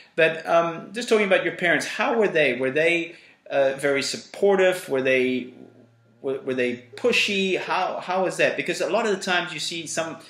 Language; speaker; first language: English; native; English